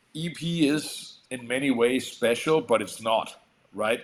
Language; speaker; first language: English; non-native, fluent; Danish